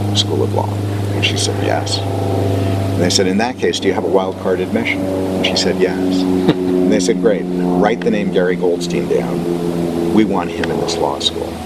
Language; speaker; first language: English; native; English